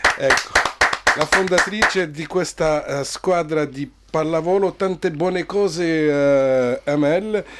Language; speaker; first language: Italian; non-native, fluent; Arabic